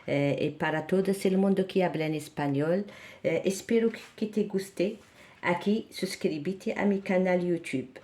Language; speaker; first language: Spanish; non-native, learner; Arabic